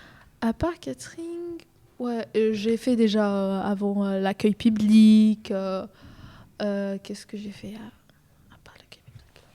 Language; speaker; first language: French; non-native, fluent; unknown